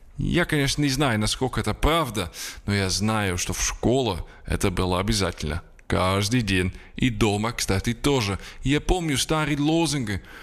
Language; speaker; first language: Russian; non-native, fluent; Dutch